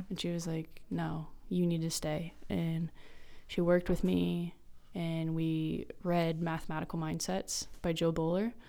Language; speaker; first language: English; native; English